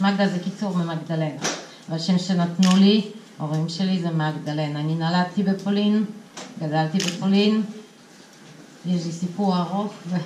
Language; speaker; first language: Hebrew; non-native, fluent; Polish